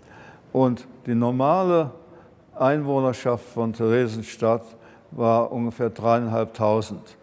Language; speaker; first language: German; early bilingual, heritage; German